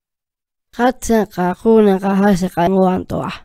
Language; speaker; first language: Finnish; native; Finnish